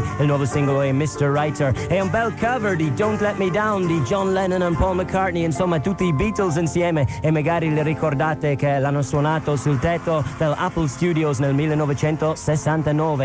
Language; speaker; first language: Italian; non-native, fluent; English